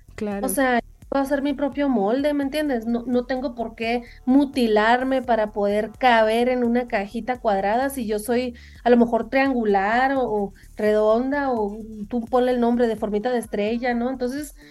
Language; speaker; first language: Spanish; native; Spanish